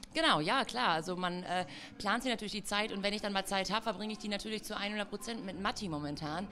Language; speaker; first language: German; native; German